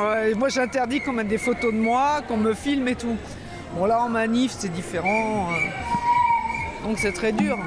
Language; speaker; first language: French; native; French